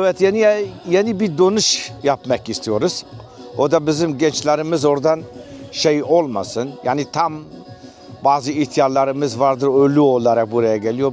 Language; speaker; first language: Turkish; non-native, local second language; Kurdish